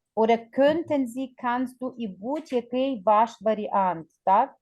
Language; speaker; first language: German; non-native, fluent; Ukrainian